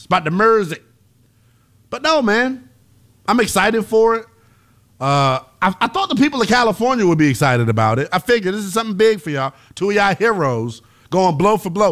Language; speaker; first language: English; native; English